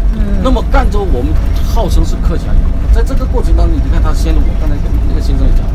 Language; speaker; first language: Chinese; native; Chinese